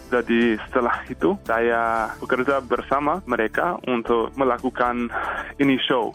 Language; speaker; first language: Indonesian; non-native, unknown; English